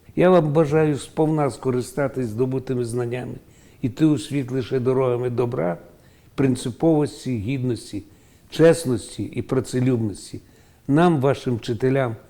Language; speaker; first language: Ukrainian; native; Ukrainian